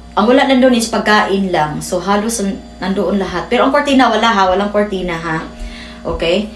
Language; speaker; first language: Filipino; non-native, local second language; Cebuano